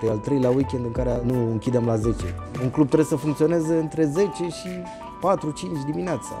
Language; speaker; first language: Romanian; native; Romanian